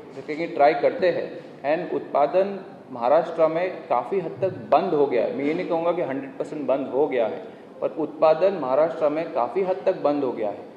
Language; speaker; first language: Hindi; non-native, local second language; Marathi